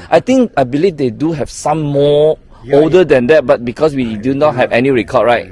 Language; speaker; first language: English; non-native, local second language; Chinese